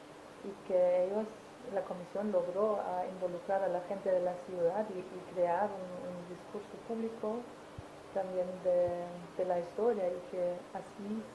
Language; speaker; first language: Spanish; non-native, fluent; German